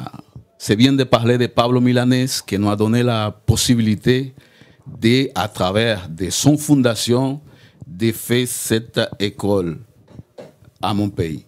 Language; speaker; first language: French; non-native, learner; Spanish